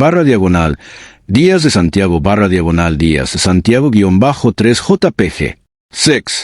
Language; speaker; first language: Spanish; native; Spanish